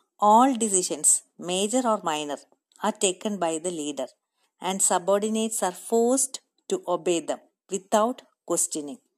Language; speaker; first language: English; non-native, local second language; Malayalam